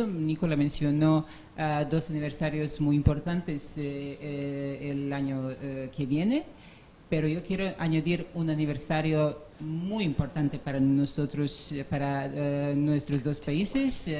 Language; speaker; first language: Spanish; non-native, fluent; Serbian